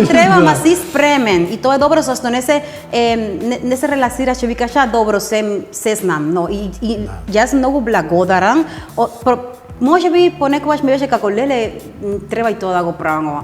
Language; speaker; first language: Macedonian; non-native, learner; Spanish